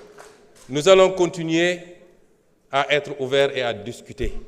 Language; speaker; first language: French; non-native, local second language; Wolof